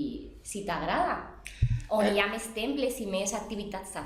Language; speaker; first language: Catalan; non-native, local second language; Spanish